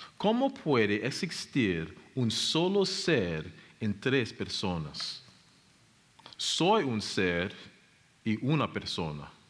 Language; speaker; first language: Spanish; non-native, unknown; English